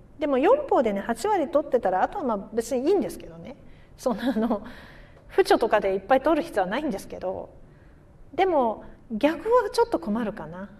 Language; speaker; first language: Japanese; native; Japanese